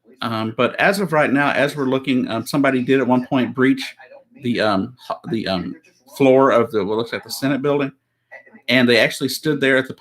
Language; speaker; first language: English; native; English